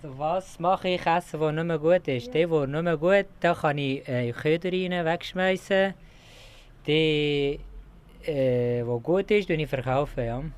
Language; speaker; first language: German; non-native, learner; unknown